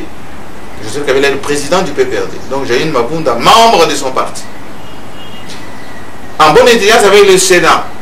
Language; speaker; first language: French; non-native, local second language; Luba-Lulua